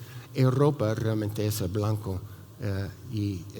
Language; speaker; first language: Spanish; non-native, fluent; English